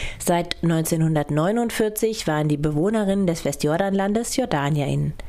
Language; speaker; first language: German; native; German